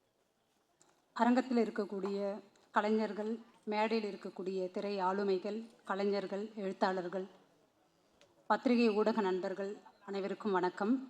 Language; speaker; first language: Tamil; native; Tamil